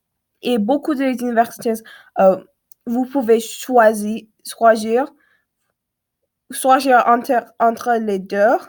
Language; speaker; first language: French; non-native, learner; English